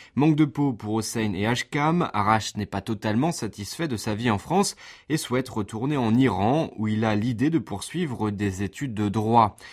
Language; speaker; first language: French; native; French